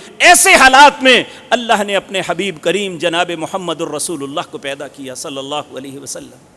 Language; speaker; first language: Urdu; non-native, local second language; Punjabi